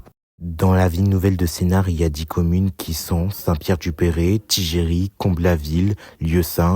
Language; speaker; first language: French; native; French